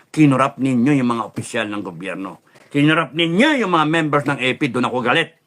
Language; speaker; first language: Filipino; native; Filipino